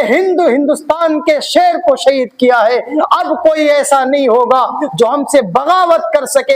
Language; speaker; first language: Urdu; native; Urdu